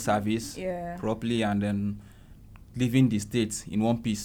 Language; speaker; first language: English; non-native, local second language; Igbo